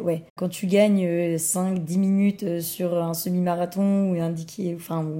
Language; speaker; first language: French; native; French